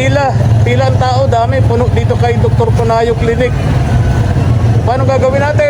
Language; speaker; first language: Filipino; native; Filipino